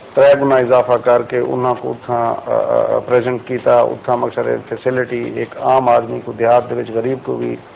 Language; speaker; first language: Punjabi; non-native, local second language; Saraiki